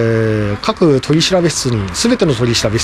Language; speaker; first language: Japanese; native; Japanese